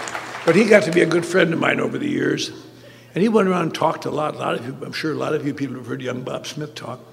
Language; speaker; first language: English; native; English